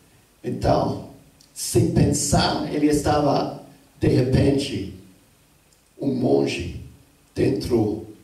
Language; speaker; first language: Portuguese; non-native, fluent; English